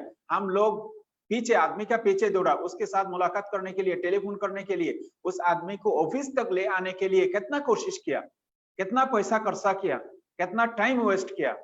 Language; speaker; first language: Hindi; non-native, fluent; Bangla